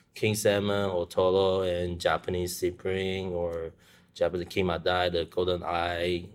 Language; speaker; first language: English; non-native, learner; Chinese